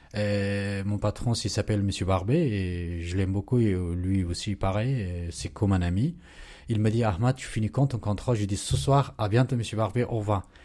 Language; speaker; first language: French; non-native, learner; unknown